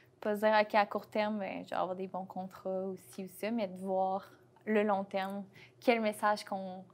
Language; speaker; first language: French; native; French